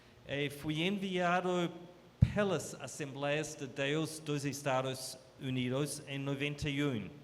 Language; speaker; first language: Portuguese; non-native, fluent; English